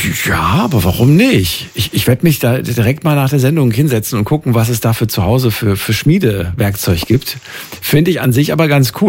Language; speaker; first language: German; native; German